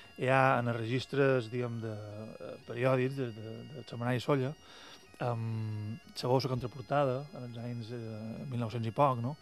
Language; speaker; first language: Catalan; native; Catalan